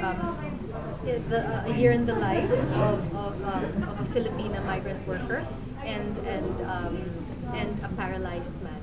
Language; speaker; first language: English; non-native, local second language; Filipino